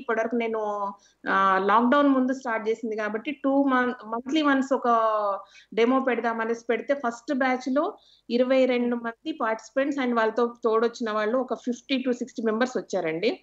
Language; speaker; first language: Telugu; native; Telugu